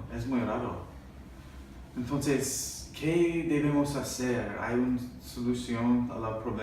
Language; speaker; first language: Spanish; non-native, learner; English